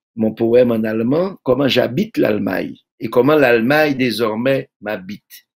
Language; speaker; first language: French; native; French